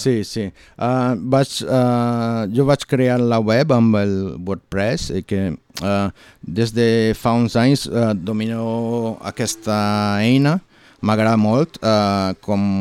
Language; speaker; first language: Catalan; non-native, learner; Portuguese